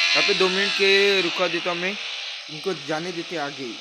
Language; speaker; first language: Hindi; non-native, local second language; Marathi